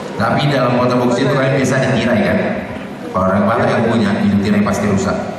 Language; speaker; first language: Indonesian; native; Indonesian